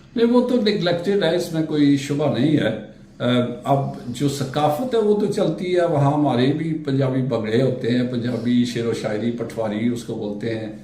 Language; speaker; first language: Urdu; non-native, local second language; Punjabi